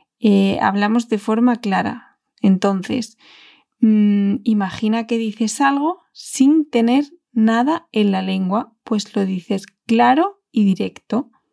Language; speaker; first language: Spanish; native; Spanish